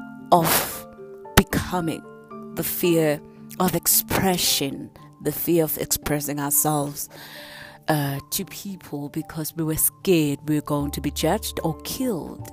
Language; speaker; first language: English; non-native, local second language; Zulu